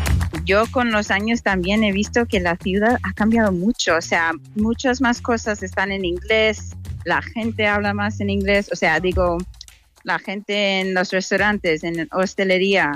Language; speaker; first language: Spanish; non-native, fluent; English